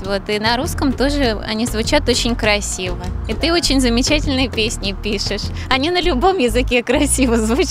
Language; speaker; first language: Russian; native; Russian